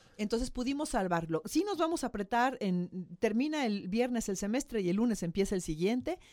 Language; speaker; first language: Spanish; native; Spanish